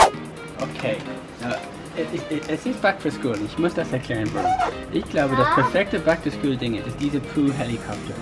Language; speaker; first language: German; non-native, learner; English